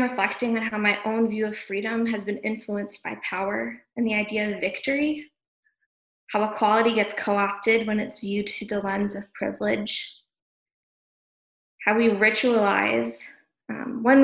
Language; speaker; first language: English; native; English